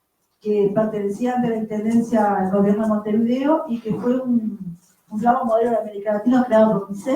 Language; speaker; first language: Spanish; native; Spanish